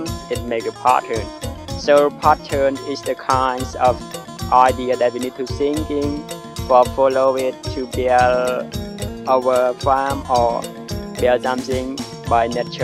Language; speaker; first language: English; non-native, learner; Khmer